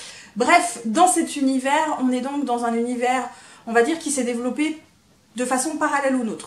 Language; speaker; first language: French; native; French